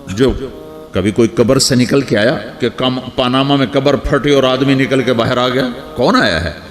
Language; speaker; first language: Urdu; non-native, local second language; Punjabi